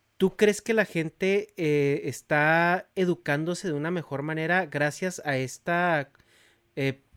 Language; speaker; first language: Spanish; native; Spanish